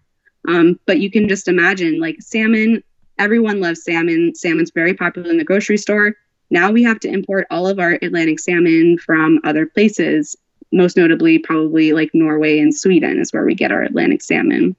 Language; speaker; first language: English; native; English